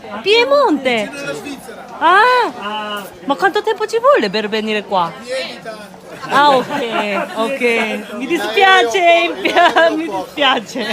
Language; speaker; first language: Italian; non-native, local second language; Korean